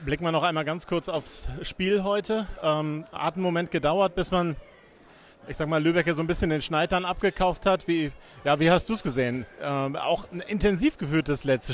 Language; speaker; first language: German; native; German